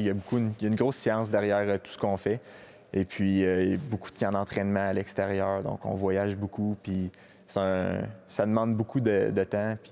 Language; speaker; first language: French; native; French